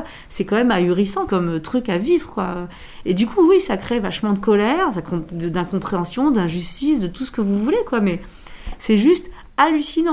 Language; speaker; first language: French; native; French